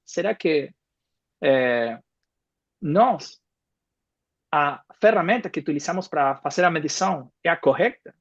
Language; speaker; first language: Portuguese; non-native, fluent; Spanish